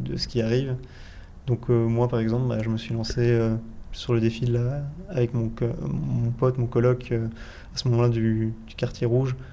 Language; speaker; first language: French; native; French